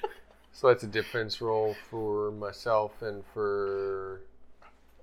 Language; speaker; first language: English; native; English